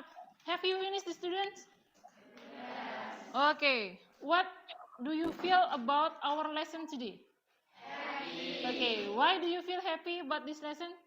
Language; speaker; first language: English; non-native, learner; Indonesian